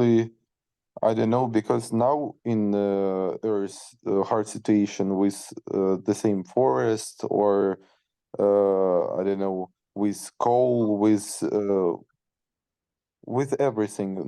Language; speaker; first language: English; non-native, learner; Ukrainian